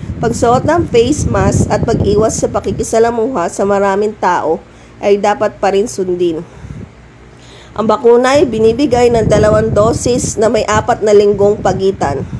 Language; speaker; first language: Filipino; native; Filipino